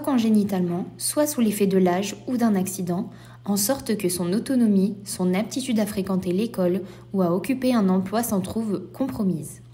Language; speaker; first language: French; native; French